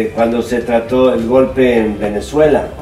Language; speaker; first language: Portuguese; non-native, learner; Spanish